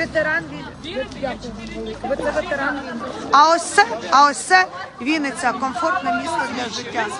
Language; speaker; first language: Ukrainian; native; Ukrainian